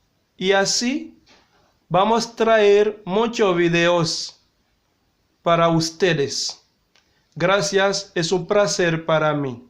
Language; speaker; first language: Spanish; non-native, learner; Haitian Creole